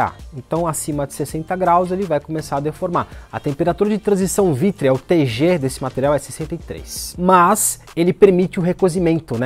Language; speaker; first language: Portuguese; native; Portuguese